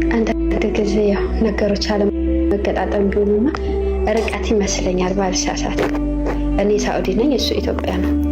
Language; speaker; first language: Amharic; native; Amharic